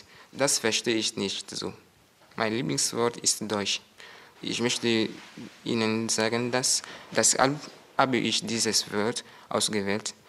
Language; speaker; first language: German; non-native, learner; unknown